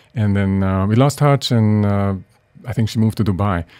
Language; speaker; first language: English; non-native, fluent; Hungarian